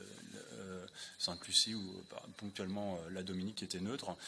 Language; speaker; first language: French; native; French